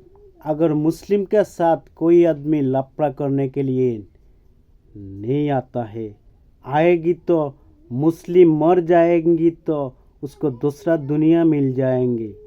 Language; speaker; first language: Hindi; non-native, learner; Bangla